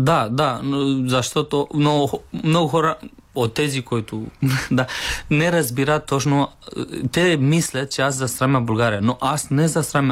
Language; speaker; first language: Bulgarian; non-native, learner; Romanian